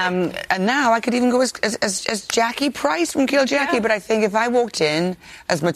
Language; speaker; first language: English; native; English